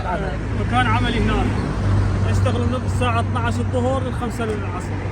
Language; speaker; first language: Arabic; native; Arabic